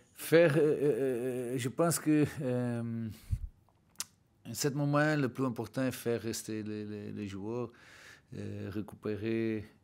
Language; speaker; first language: French; non-native, learner; Portuguese